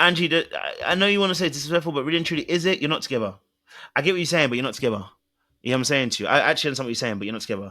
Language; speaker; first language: English; native; English